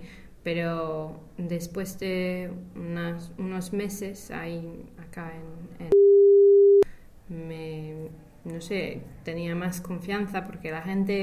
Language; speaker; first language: Spanish; non-native, fluent; English